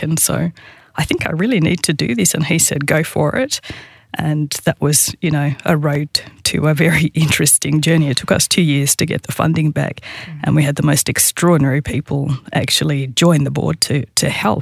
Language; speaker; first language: English; native; English